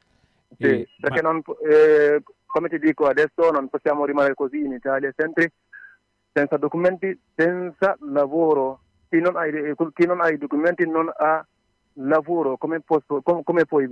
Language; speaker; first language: Italian; non-native, learner; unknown